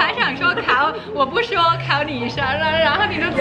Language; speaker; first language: Chinese; non-native, local second language; Cantonese